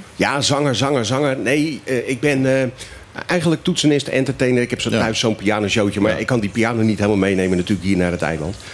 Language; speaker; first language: Dutch; native; Dutch